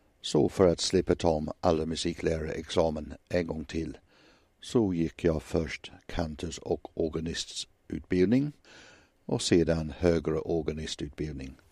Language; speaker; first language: Swedish; non-native, fluent; English